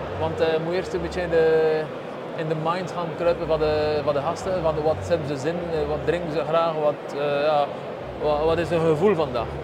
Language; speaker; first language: Dutch; non-native, local second language; French